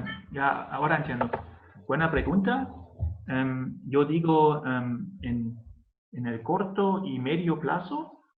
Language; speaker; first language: Spanish; non-native, learner; German